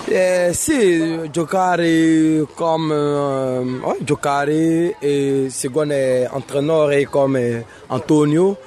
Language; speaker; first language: Italian; non-native, learner; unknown